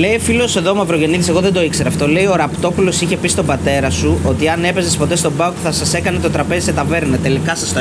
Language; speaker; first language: Greek; native; Greek